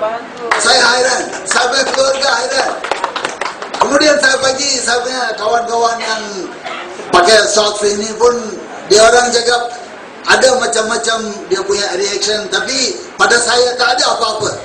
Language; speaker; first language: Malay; non-native, local second language; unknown